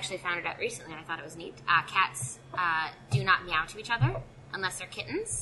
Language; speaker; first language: English; native; English